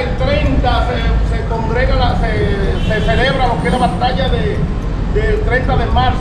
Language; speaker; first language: Spanish; native; Spanish